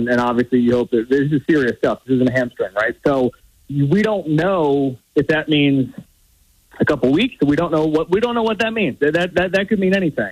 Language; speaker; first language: English; native; English